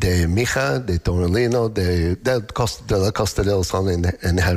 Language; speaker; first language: Spanish; non-native, learner; English